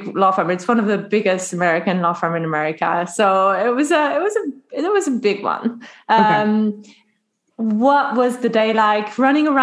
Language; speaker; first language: English; non-native, fluent; French